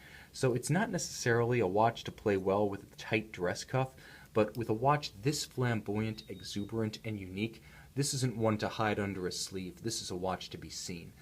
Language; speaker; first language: English; native; English